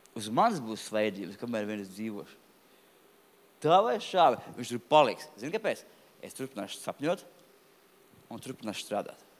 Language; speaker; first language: Latvian; non-native, local second language; Russian